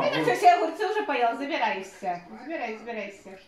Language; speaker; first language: Russian; native; Russian